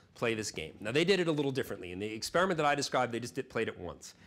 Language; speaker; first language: English; native; English